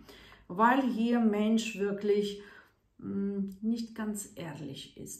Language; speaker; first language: German; non-native, fluent; Russian